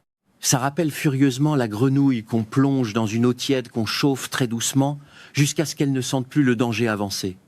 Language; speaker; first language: French; native; French